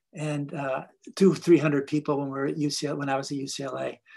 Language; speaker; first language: English; early bilingual, other home language; Spanish